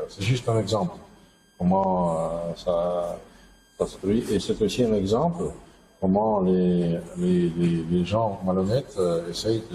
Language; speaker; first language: French; non-native, fluent; Russian